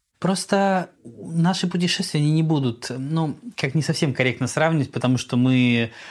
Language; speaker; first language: Russian; native; Russian